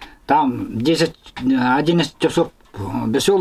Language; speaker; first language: Russian; non-native, local second language; Yakut